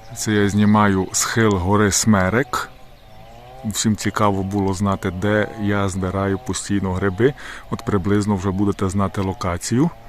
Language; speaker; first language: Ukrainian; native; Ukrainian